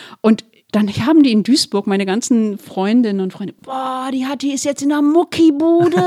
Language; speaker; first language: German; early bilingual, other home language; Turkish